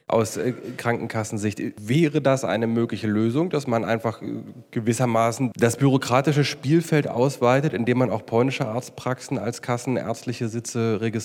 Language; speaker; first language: German; native; German